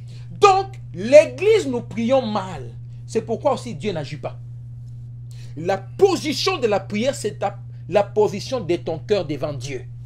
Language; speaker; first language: French; non-native, local second language; Lingala